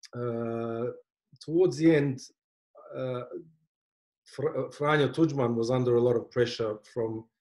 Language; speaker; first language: English; native; English